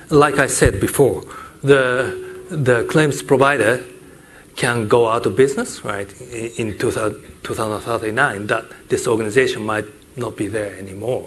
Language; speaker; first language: English; non-native, fluent; Japanese